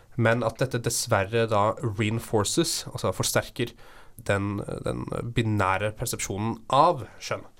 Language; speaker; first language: Norwegian; native; Norwegian